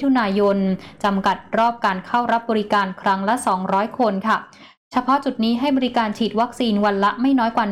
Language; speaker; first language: Thai; native; Thai